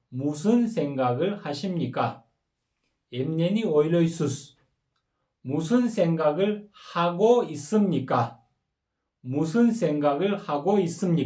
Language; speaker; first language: Korean; non-native, fluent; Kyrgyz